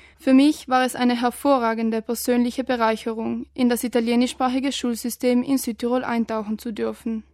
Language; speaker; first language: German; native; German